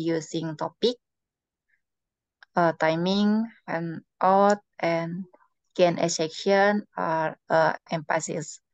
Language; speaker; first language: English; non-native, learner; Indonesian